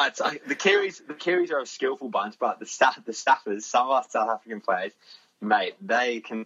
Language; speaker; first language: English; native; English